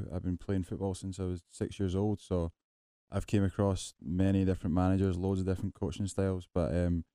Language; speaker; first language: English; native; English